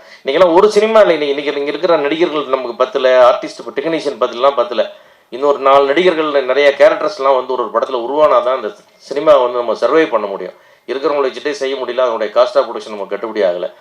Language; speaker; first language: Tamil; native; Tamil